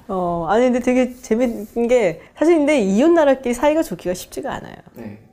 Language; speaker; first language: Korean; native; Korean